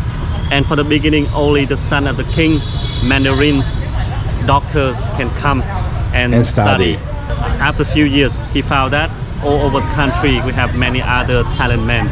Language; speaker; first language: English; non-native, fluent; Vietnamese